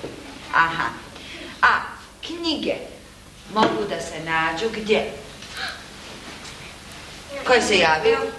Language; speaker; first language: Serbian; native; Serbian